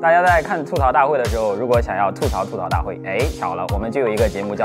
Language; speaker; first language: Chinese; native; Chinese